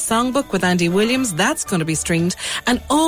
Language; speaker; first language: English; native; English